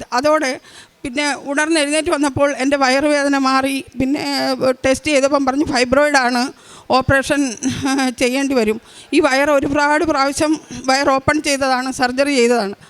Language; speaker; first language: Malayalam; native; Malayalam